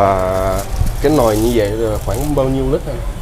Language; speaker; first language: Vietnamese; early bilingual, heritage; Vietnamese